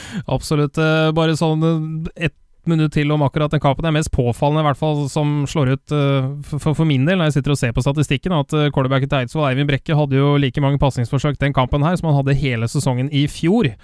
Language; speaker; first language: Norwegian; native; Norwegian